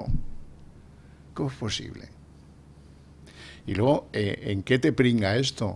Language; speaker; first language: Spanish; native; Spanish